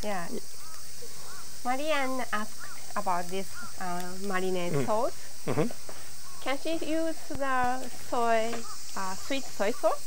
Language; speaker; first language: English; non-native, learner; Japanese